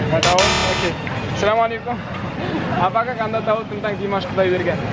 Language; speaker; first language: Indonesian; non-native, learner; Kazakh